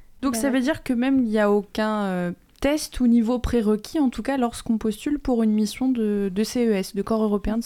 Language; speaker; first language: French; native; French